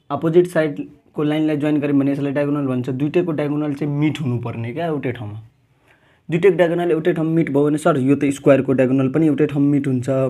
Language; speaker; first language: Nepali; non-native, local second language; Maithili